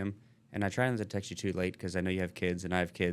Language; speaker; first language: English; native; English